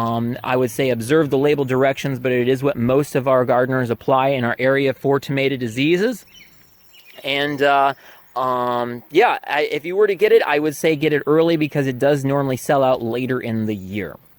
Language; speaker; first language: English; native; English